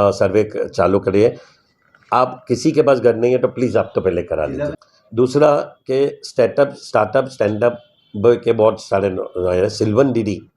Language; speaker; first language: Hindi; non-native, local second language; Gujarati